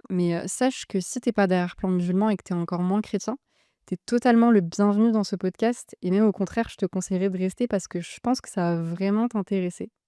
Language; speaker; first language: French; native; French